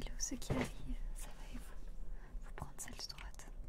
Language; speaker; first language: French; native; French